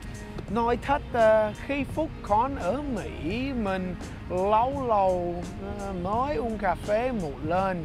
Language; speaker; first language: Vietnamese; early bilingual, heritage; English